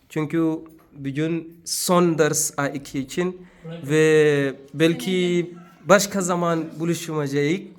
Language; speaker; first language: Turkish; non-native, learner; Arabic